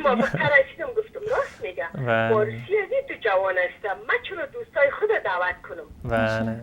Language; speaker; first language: Persian; native; Persian